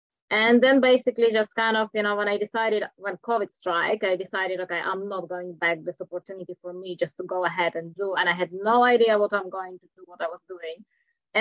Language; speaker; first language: English; non-native, fluent; Czech